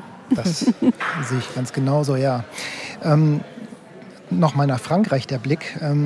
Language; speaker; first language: German; native; German